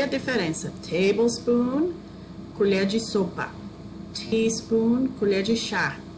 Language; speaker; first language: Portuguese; non-native, fluent; English